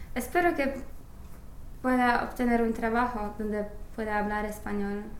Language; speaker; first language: Spanish; non-native, fluent; English